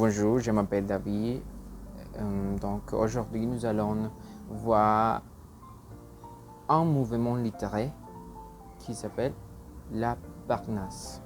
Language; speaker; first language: French; non-native, learner; Spanish